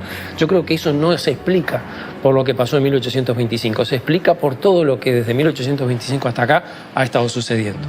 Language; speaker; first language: Spanish; native; Spanish